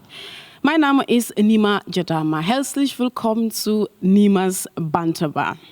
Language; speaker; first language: German; non-native, learner; Mandingo